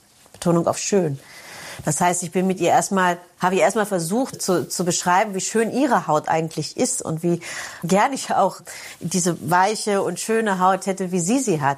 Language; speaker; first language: German; early bilingual, other home language; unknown